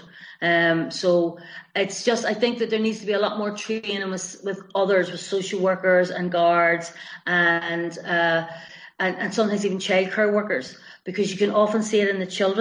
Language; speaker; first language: English; native; English